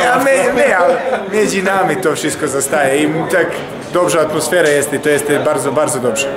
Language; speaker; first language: Polish; non-native, learner; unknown